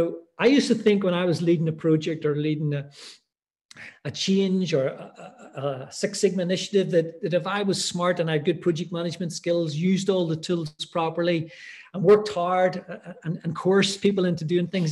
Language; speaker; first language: English; native; English